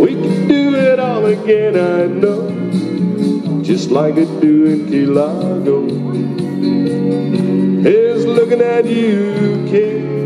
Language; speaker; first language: English; non-native, fluent; Danish